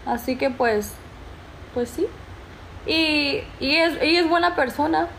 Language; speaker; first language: Spanish; early bilingual, heritage; Spanish